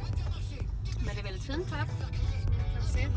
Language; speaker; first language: Swedish; early bilingual, other home language; Arabic